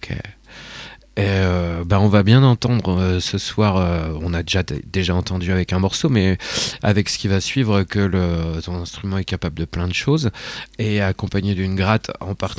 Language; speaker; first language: French; native; French